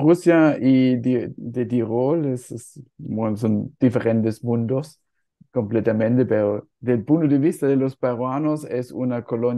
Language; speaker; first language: Spanish; non-native, fluent; German